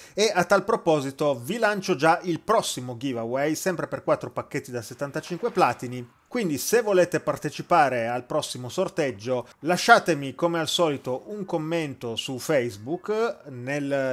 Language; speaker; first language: Italian; native; Italian